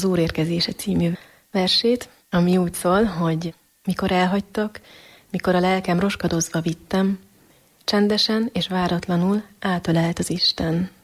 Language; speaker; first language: Hungarian; native; Hungarian